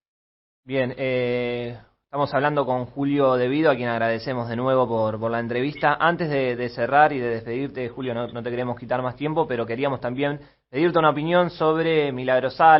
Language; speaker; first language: Spanish; native; Spanish